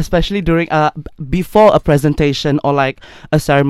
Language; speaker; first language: English; non-native, local second language; Malay